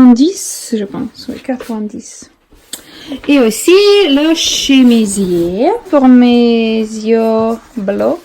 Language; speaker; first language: French; non-native, learner; Russian